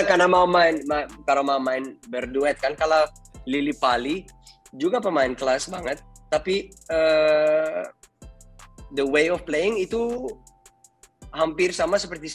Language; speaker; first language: Indonesian; non-native, fluent; Dutch